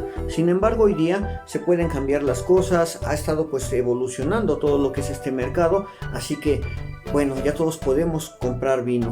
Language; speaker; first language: Spanish; native; Spanish